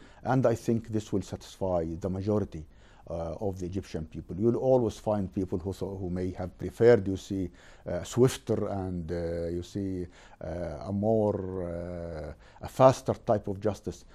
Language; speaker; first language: English; non-native, fluent; Arabic